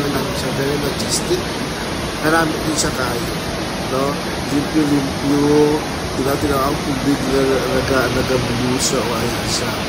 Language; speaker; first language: Filipino; non-native, local second language; Hiligaynon